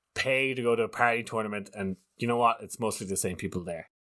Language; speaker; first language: English; native; English